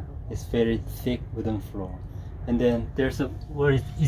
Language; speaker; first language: English; non-native, learner; Korean